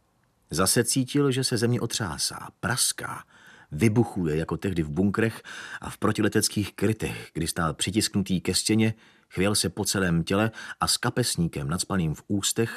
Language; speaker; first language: Czech; native; Czech